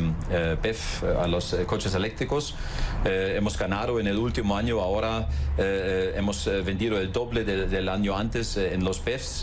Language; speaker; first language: Spanish; non-native, fluent; German